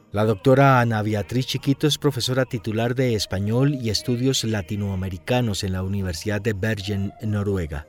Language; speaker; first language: Spanish; native; Spanish